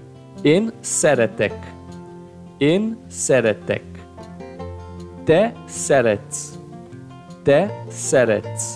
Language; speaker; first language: Hungarian; non-native, learner; Portuguese